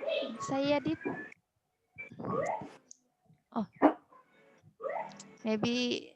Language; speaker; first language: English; non-native, fluent; Indonesian